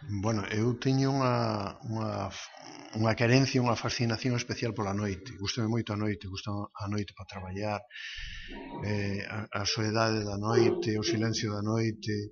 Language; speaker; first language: Galician; native; Galician